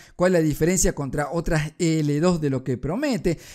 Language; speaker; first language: Spanish; native; Spanish